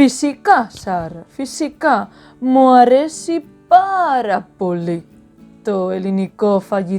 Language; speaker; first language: Greek; non-native, learner; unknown